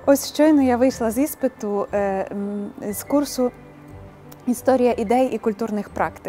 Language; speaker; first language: Ukrainian; native; Ukrainian